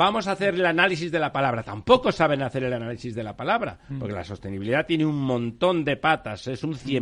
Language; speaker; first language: Spanish; native; Spanish